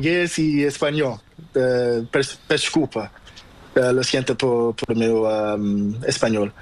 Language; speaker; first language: Spanish; non-native, learner; Portuguese